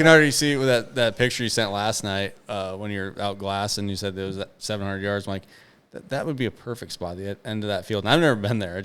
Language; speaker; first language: English; native; English